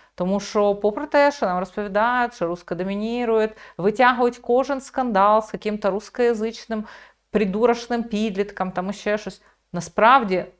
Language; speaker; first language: Ukrainian; native; Ukrainian